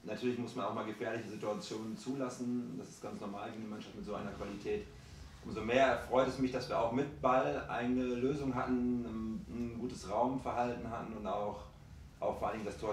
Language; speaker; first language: German; native; German